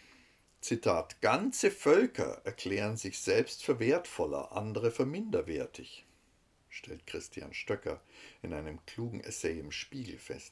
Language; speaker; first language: German; native; German